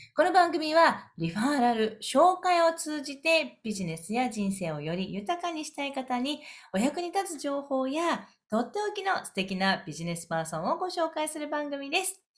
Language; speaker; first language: Japanese; native; Japanese